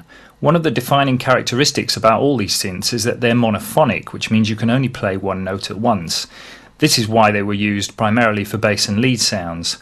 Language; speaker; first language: English; native; English